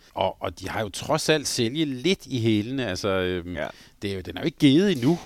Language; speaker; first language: Danish; native; Danish